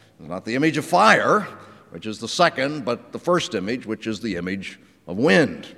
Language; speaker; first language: English; native; English